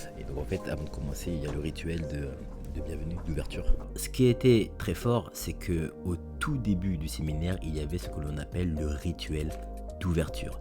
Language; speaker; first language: French; native; French